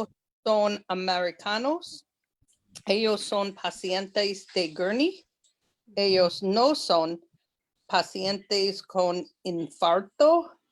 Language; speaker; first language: Spanish; non-native, learner; English